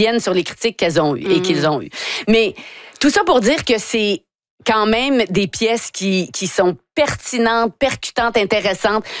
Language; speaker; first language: French; native; French